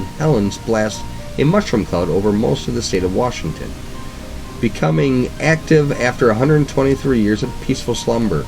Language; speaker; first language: English; native; English